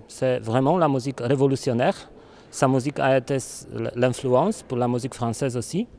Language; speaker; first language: French; non-native, learner; Polish